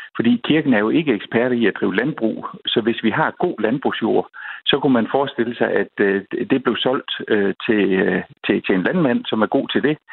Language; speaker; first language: Danish; native; Danish